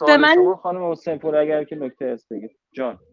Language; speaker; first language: Persian; native; Persian